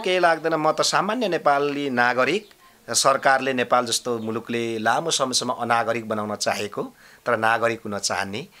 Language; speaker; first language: Nepali; non-native, local second language; Limbu